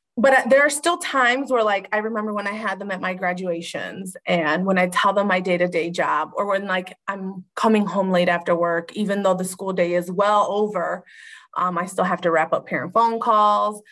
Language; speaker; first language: English; early bilingual, other home language; Spanish